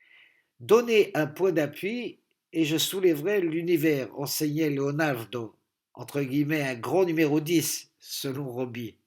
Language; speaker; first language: French; native; French